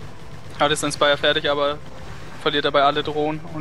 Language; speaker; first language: German; native; German